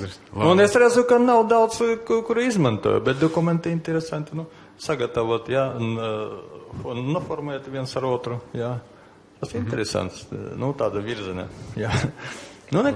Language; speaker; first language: Latvian; non-native, learner; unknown